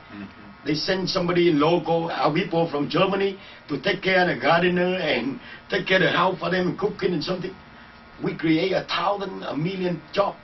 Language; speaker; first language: English; non-native, learner; Vietnamese